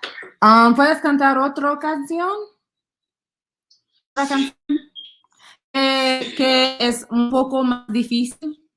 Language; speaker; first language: Spanish; non-native, learner; English